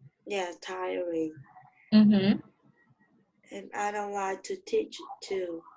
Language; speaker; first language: English; non-native, learner; Vietnamese